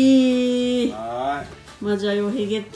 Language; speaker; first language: Japanese; non-native, fluent; Spanish